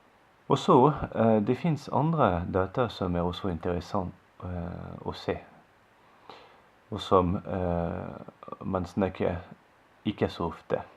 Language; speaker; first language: Norwegian; non-native, fluent; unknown